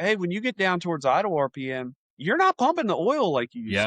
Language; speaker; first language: English; native; English